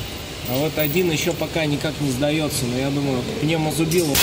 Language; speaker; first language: Russian; native; Russian